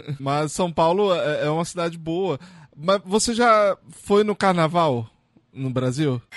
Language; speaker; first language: Portuguese; native; Portuguese